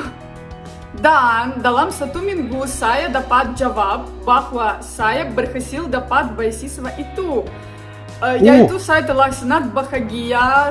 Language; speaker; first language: Indonesian; non-native, learner; Ukrainian